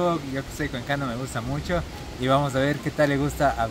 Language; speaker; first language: Spanish; native; Spanish